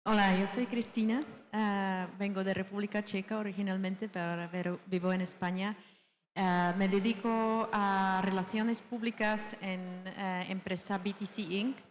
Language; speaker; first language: Spanish; non-native, fluent; Czech